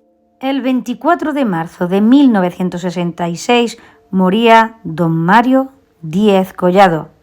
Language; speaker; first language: Spanish; native; Spanish